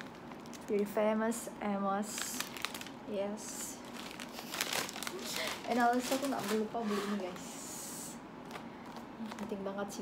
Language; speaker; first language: English; non-native, learner; Indonesian